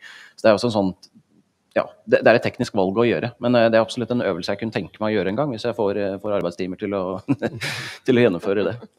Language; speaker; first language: Norwegian; native; Norwegian